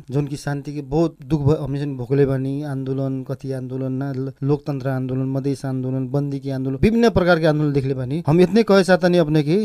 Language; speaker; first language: Bhojpuri; native; Bhojpuri